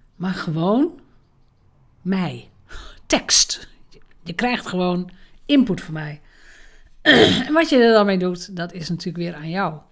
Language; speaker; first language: Dutch; native; Dutch